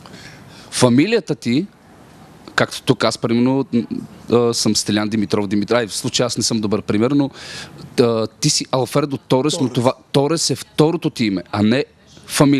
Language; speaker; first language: Bulgarian; native; Bulgarian